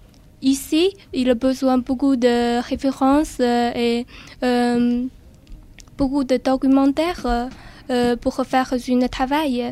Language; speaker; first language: French; non-native, learner; Chinese